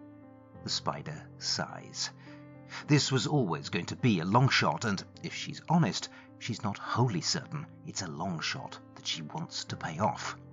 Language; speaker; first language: English; native; English